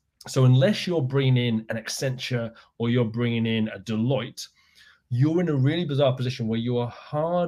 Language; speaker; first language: English; native; English